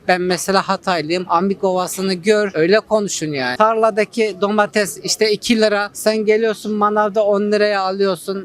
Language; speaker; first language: Turkish; native; Turkish